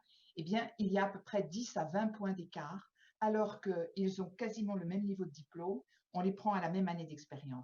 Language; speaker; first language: French; native; French